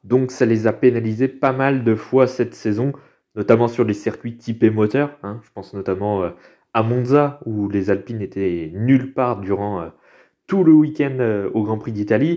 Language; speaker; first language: French; native; French